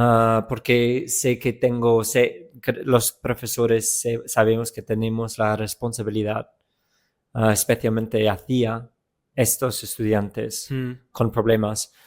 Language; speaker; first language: Spanish; non-native, fluent; English